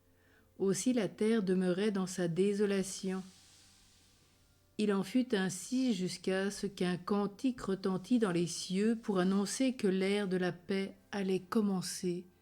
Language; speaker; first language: French; native; French